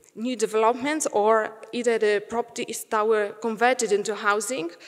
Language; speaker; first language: English; non-native, fluent; Polish